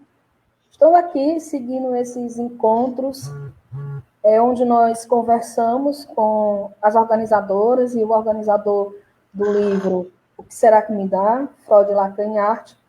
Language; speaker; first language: Portuguese; native; Portuguese